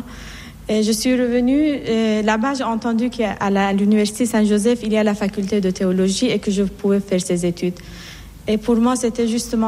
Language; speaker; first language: French; non-native, fluent; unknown